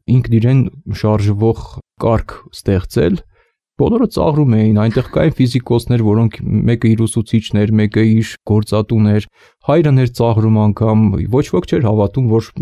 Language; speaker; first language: Armenian; native; Armenian